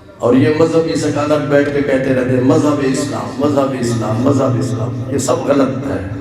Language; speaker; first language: Urdu; non-native, local second language; Punjabi